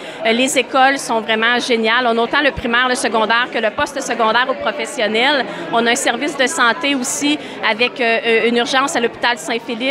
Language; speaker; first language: French; native; French